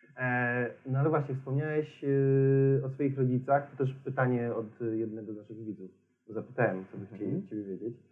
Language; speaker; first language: Polish; native; Polish